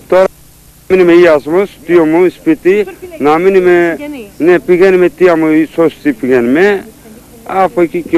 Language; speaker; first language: Greek; non-native, local second language; Turkish